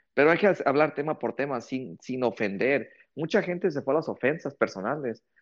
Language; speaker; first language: Spanish; early bilingual, heritage; Spanish